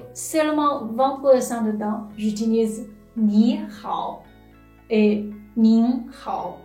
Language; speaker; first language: French; non-native, fluent; Chinese